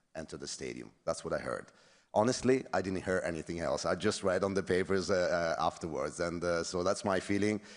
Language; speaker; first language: English; non-native, fluent; Italian